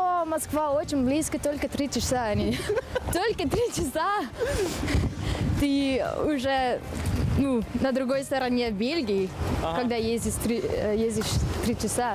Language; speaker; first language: Russian; non-native, learner; Dutch